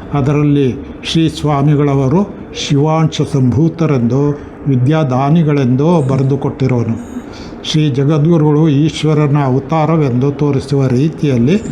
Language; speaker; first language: Kannada; native; Kannada